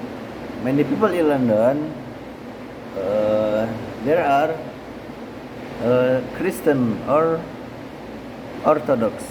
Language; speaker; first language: English; non-native, learner; Indonesian